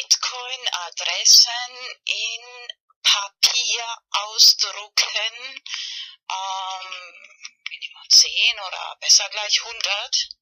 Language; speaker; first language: German; non-native, fluent; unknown